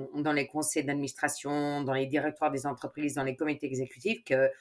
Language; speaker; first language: French; non-native, fluent; English